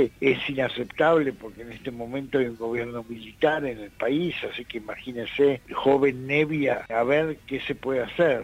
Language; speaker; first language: Spanish; native; Spanish